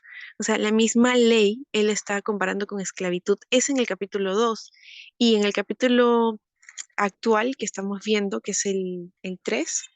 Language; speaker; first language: Spanish; native; Spanish